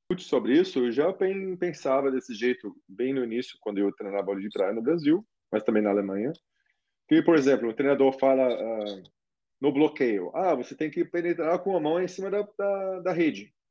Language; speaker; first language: Portuguese; non-native, fluent; German